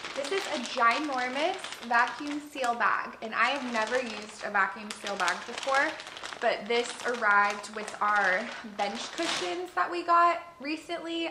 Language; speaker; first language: English; native; English